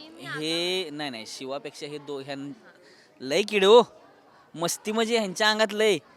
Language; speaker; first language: Marathi; native; Marathi